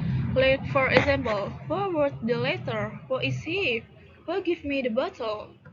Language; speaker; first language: English; non-native, learner; Indonesian